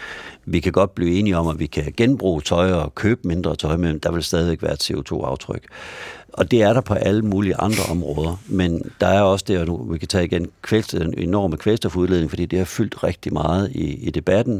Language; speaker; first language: Danish; native; Danish